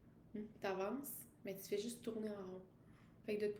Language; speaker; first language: French; native; French